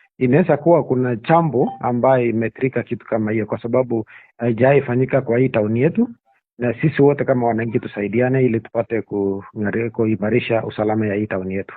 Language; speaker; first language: Swahili; non-native, local second language; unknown